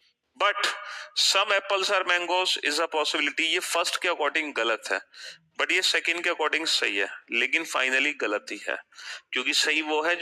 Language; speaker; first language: Hindi; native; Hindi